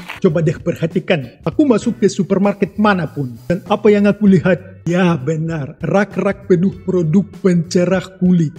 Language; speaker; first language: Indonesian; non-native, fluent; Russian